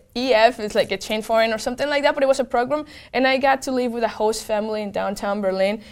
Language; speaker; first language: English; non-native, fluent; Spanish